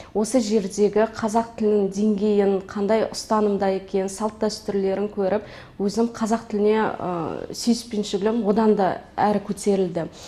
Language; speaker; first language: Kazakh; non-native, local second language; Russian